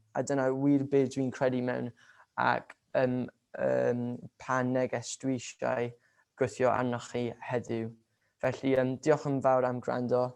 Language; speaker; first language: Welsh; non-native, local second language; English